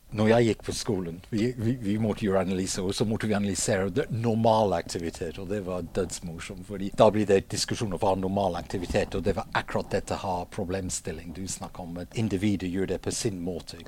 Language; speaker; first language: Norwegian; non-native, fluent; English